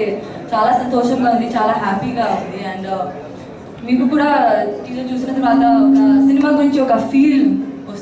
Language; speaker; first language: Telugu; non-native, learner; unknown